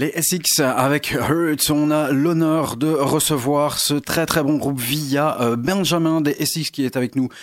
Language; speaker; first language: French; native; French